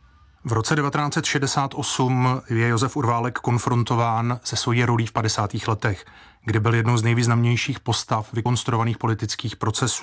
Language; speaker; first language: Czech; native; Czech